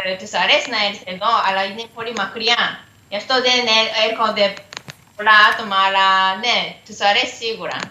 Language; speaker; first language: Greek; non-native, learner; Japanese